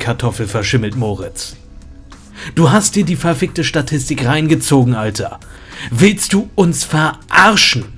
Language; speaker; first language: German; native; German